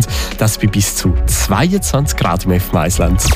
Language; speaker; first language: German; native; German